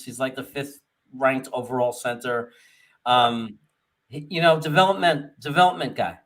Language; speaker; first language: English; native; English